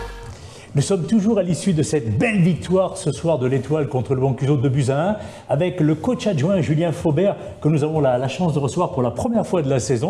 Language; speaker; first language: French; native; French